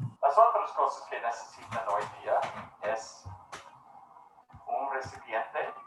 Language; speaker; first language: Spanish; non-native, learner; English